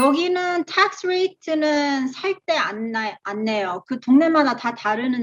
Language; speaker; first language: Korean; early bilingual, heritage; Korean